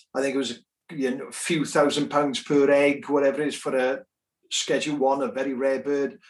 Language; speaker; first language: English; native; English